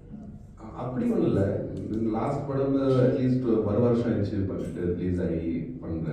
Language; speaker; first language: Tamil; non-native, fluent; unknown